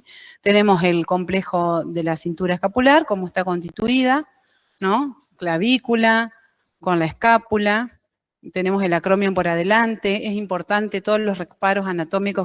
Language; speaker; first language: Spanish; native; Spanish